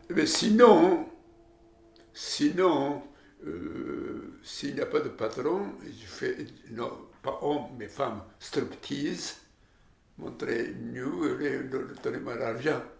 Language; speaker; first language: French; non-native, learner; Japanese